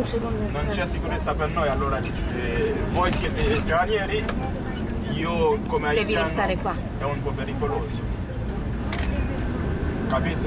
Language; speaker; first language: Italian; non-native, fluent; Haitian Creole